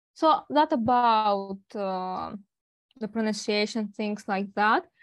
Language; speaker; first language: English; non-native, learner; Greek